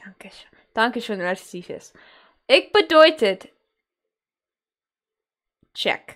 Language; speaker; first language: German; non-native, learner; English